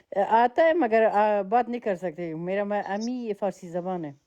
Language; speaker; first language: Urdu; non-native, fluent; Persian